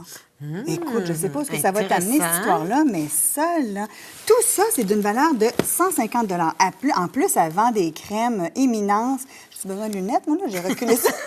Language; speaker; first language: French; native; French